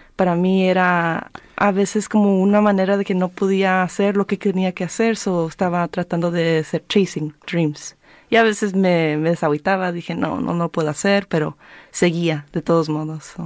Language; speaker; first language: Spanish; early bilingual, heritage; Spanish